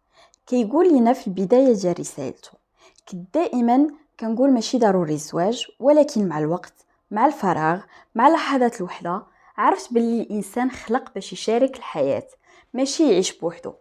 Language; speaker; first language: Arabic; native; Arabic